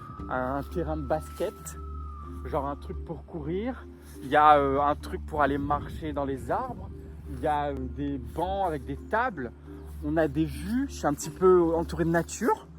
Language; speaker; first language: French; native; French